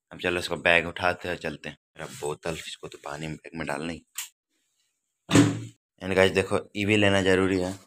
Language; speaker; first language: Hindi; native; Hindi